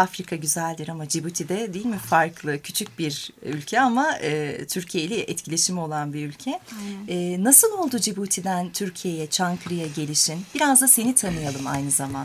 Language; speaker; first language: Turkish; native; Turkish